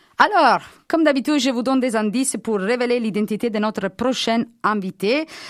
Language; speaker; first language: French; non-native, fluent; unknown